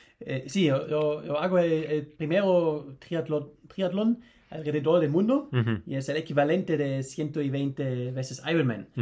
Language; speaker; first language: Spanish; non-native, learner; German